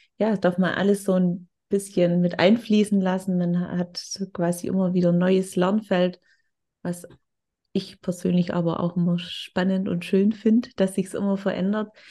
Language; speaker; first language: German; native; German